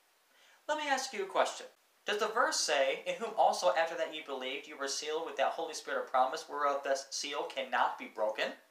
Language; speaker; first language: English; native; English